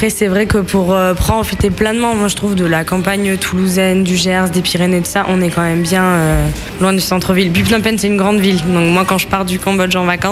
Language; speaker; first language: French; native; French